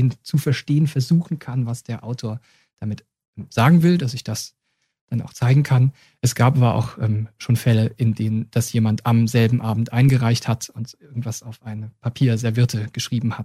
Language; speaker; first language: German; native; German